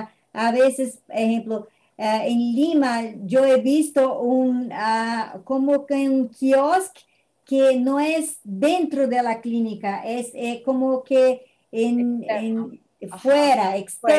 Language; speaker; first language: Spanish; non-native, fluent; Portuguese